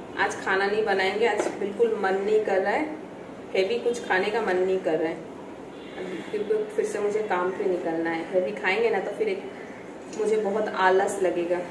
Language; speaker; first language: Hindi; non-native, local second language; Bangla